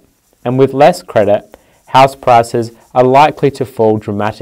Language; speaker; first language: English; native; English